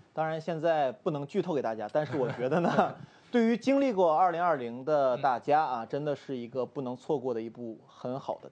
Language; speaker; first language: Chinese; native; Chinese